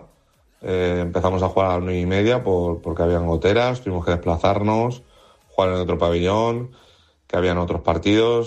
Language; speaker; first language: Spanish; native; Spanish